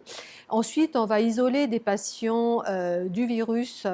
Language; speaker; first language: French; native; French